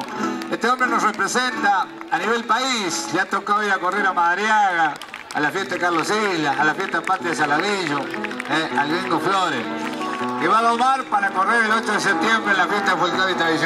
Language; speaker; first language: Spanish; native; Spanish